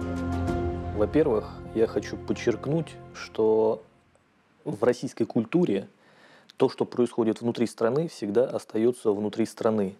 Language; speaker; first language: Russian; native; Russian